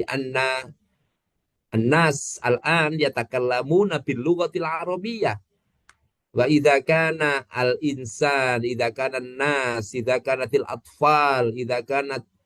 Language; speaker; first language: Arabic; non-native, fluent; Indonesian